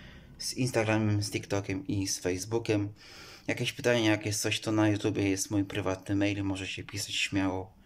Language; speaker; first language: Polish; native; Polish